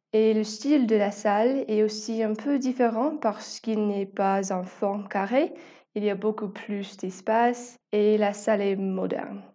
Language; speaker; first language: French; non-native, fluent; English